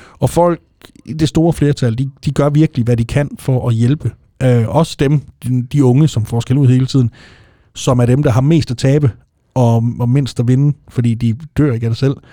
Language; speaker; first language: Danish; native; Danish